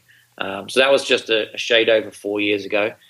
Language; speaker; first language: English; native; English